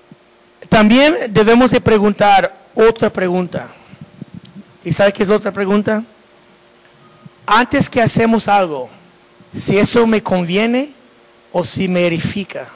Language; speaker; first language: Spanish; non-native, fluent; English